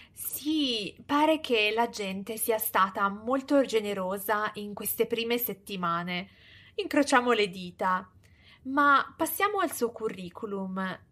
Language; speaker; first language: Italian; native; Italian